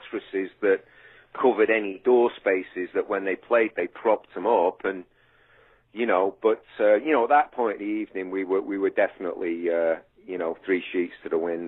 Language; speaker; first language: English; native; English